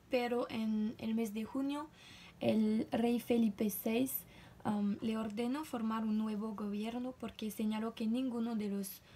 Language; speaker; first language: Spanish; non-native, learner; French